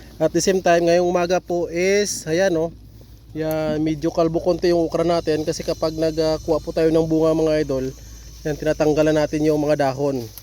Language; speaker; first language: Filipino; native; Filipino